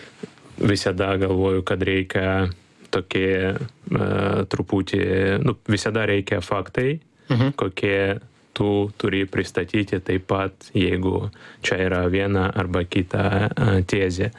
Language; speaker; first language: Lithuanian; non-native, learner; Ukrainian